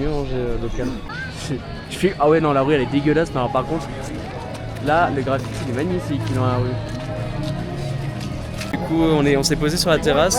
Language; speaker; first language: French; native; French